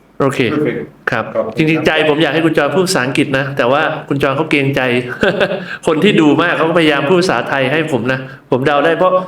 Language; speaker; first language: Thai; native; Thai